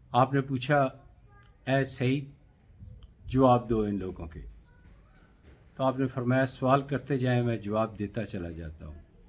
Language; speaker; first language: Urdu; native; Urdu